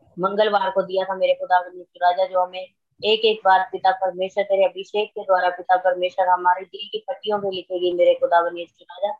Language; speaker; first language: Hindi; non-native, local second language; Punjabi